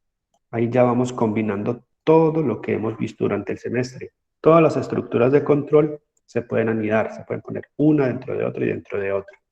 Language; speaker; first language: Spanish; native; Spanish